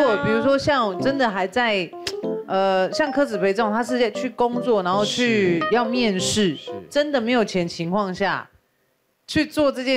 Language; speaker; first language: Chinese; native; Chinese